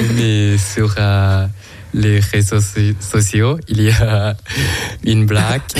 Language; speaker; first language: French; non-native, learner; Thai